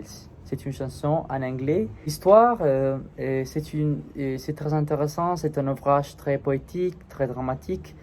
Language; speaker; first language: French; non-native, learner; Spanish